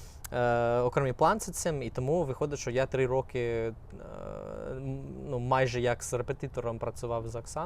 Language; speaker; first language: Ukrainian; non-native, fluent; English